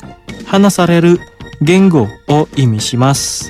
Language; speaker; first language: Japanese; non-native, fluent; Indonesian